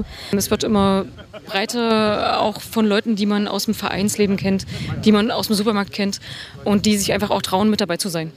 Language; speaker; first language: German; native; German